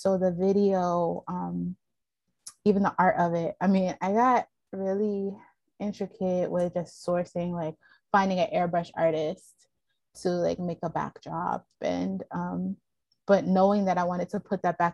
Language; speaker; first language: English; native; English